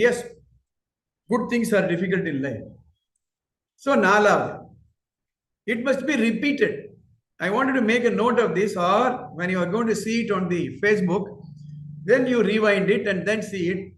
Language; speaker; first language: English; non-native, local second language; Tamil